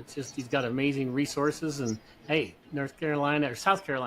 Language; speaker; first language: English; native; English